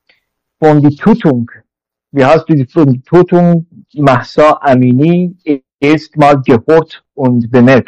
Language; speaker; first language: German; non-native, learner; Persian